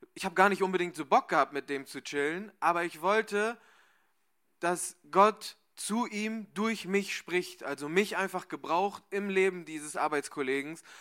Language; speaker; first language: German; native; German